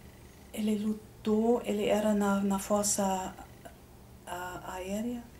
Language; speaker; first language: Portuguese; non-native, fluent; German